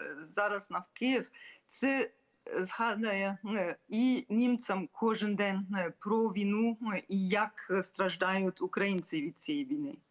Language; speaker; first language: Ukrainian; non-native, fluent; German